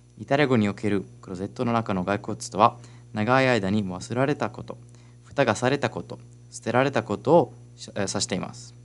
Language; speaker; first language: Japanese; non-native, fluent; Italian